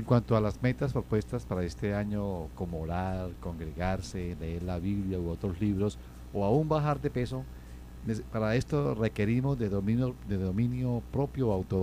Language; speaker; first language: Spanish; native; Spanish